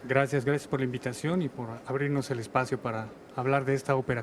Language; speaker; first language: Spanish; native; Spanish